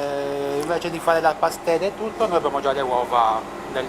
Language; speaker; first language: Italian; native; Italian